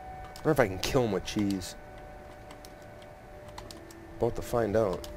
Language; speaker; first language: English; native; English